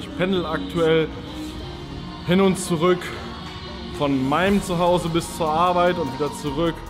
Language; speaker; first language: German; native; German